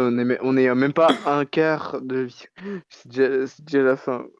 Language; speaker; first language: French; native; French